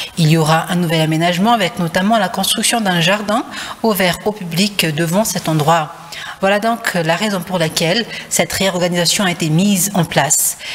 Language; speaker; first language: French; non-native, local second language; Malagasy